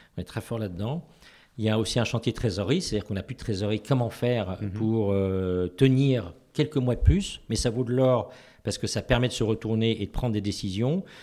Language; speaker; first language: French; native; French